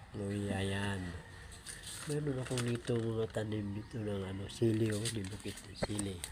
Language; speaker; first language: Filipino; non-native, local second language; Cebuano